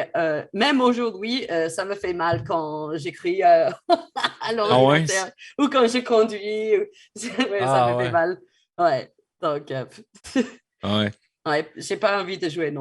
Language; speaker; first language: French; non-native, fluent; English